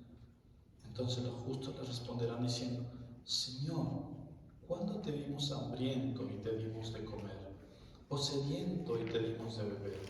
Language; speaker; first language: Spanish; native; Spanish